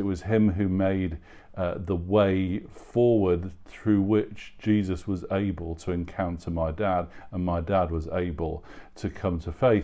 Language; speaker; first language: English; native; English